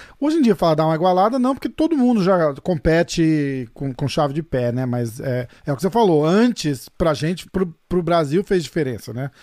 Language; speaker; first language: Portuguese; native; Portuguese